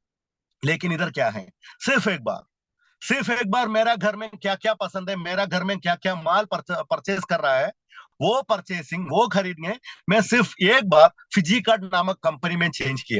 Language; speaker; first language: Hindi; non-native, local second language; Malayalam